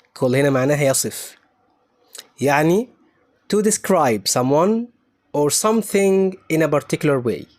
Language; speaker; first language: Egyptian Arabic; native; Egyptian Arabic